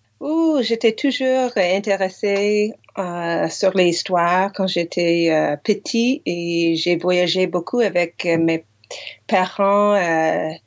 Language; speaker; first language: French; non-native, fluent; English